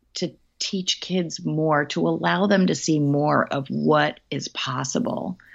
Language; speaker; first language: English; native; English